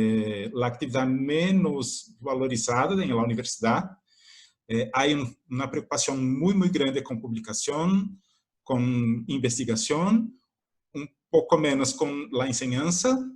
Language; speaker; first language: Spanish; non-native, fluent; Portuguese